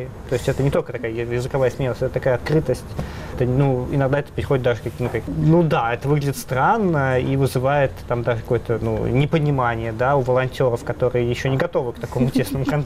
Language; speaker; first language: Russian; native; Russian